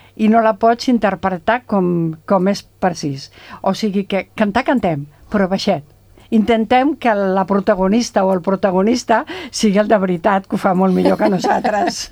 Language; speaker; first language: Catalan; non-native, local second language; Spanish